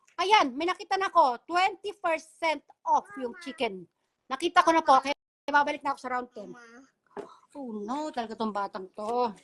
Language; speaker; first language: Filipino; non-native, local second language; Bikol